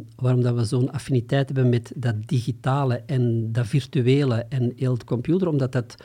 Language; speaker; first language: Dutch; native; Dutch